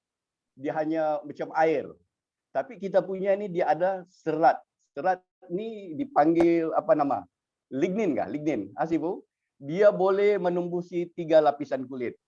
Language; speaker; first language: Malay; native; Malay